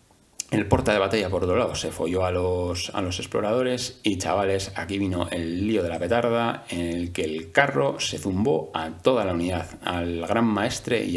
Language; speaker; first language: Spanish; native; Spanish